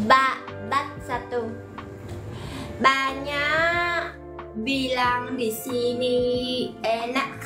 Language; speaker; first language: Indonesian; non-native, learner; Vietnamese